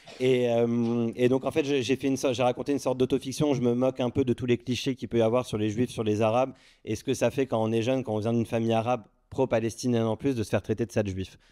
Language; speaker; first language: French; early bilingual, other home language; Arabic